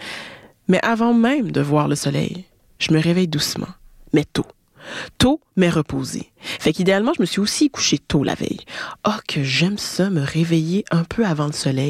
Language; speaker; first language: French; native; French